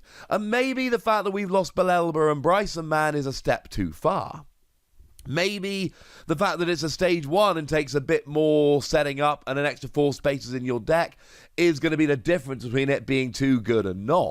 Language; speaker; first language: English; native; English